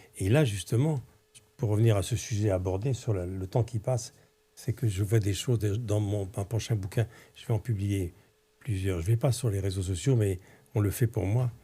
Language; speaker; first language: French; early bilingual, other home language; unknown